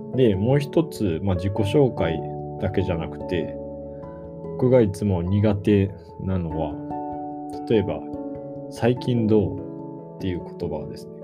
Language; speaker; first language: Japanese; native; Japanese